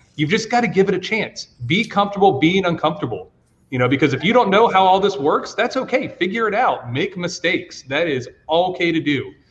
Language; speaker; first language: English; native; English